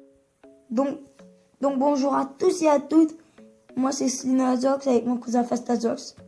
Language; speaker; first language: French; early bilingual, other home language; Turkish